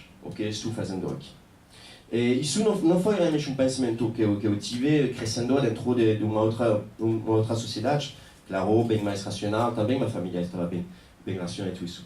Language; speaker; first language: Portuguese; non-native, fluent; French